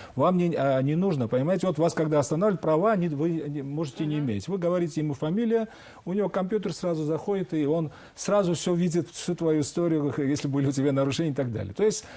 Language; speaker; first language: Russian; non-native, local second language; Georgian